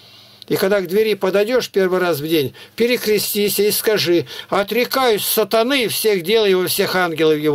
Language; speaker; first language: Russian; native; Russian